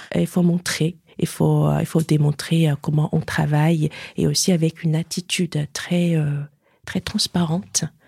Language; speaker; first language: French; non-native, fluent; Chinese